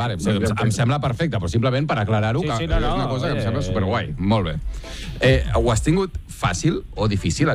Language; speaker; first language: Catalan; native; Catalan